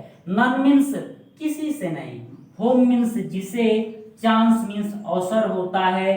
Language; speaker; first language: Hindi; native; Hindi